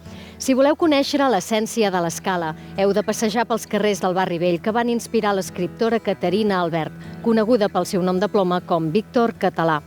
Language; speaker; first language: Catalan; native; Catalan